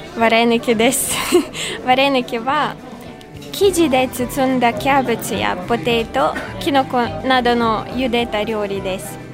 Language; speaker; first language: Japanese; non-native, fluent; Ukrainian